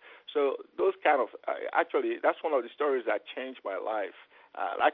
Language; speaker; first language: English; non-native, local second language; Igbo